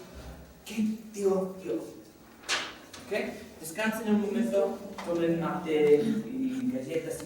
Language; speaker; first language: Spanish; non-native, fluent; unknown